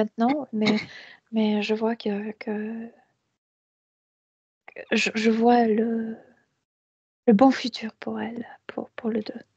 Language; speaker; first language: French; non-native, fluent; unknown